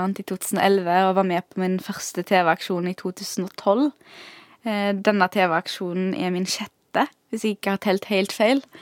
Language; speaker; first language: Norwegian; early bilingual, other home language; Arabic